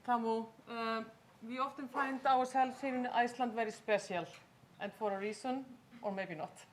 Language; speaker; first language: English; non-native, fluent; Icelandic